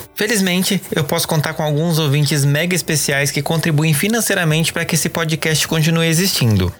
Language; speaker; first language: Portuguese; native; Portuguese